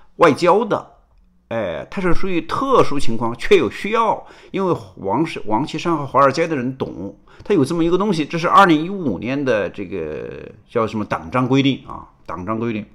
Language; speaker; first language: Chinese; native; Chinese